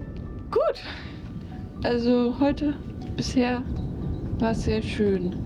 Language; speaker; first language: German; native; German